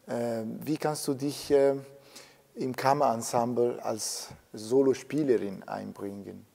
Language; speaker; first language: German; non-native, fluent; Italian